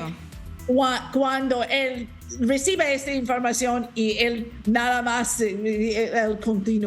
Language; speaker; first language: Spanish; non-native, learner; English